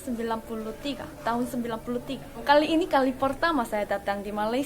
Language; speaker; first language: Indonesian; non-native, fluent; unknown